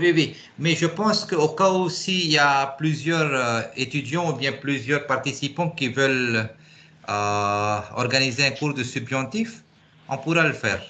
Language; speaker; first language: French; non-native, fluent; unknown